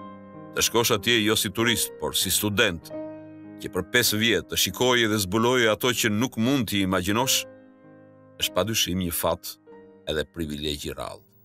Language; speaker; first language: Albanian; native; Albanian